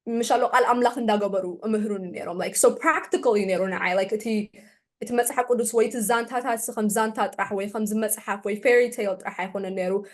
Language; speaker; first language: Tigrinya; early bilingual, heritage; Tigrinya